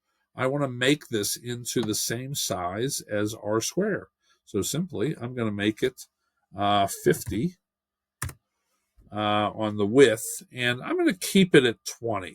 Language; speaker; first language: English; native; English